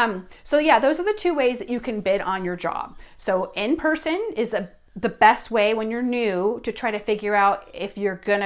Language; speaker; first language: English; native; English